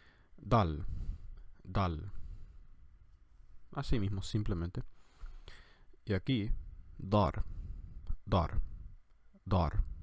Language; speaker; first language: Spanish; non-native, fluent; English